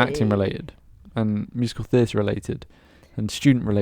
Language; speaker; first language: English; native; English